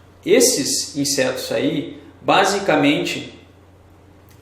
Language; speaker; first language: Portuguese; native; Portuguese